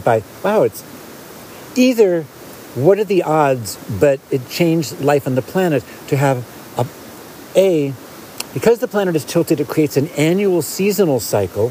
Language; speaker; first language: English; native; English